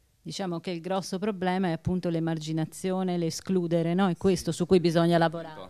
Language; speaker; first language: Italian; native; Italian